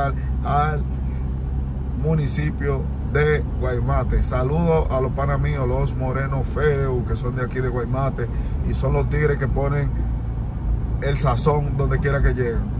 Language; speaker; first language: Spanish; native; Spanish